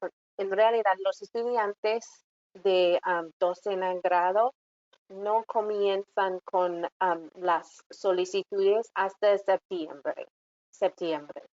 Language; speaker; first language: Spanish; non-native, fluent; English